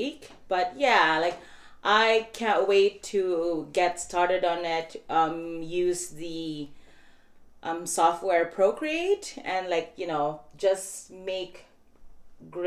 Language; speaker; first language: English; non-native, local second language; Cebuano